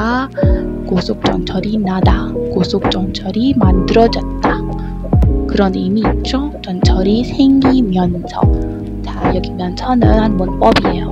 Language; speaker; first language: Korean; non-native, learner; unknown